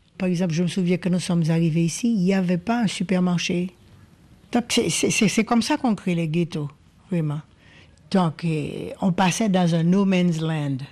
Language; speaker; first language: French; non-native, local second language; Haitian Creole